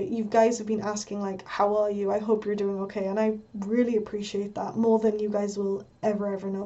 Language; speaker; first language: English; native; English